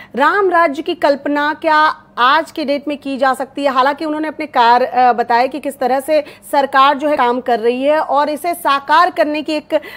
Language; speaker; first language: Hindi; native; Hindi